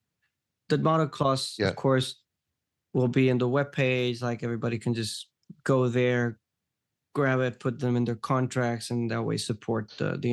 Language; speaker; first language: English; non-native, fluent; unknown